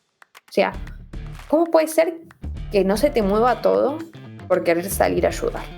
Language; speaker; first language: Spanish; native; Spanish